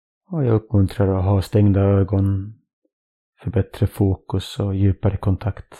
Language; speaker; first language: Swedish; non-native, fluent; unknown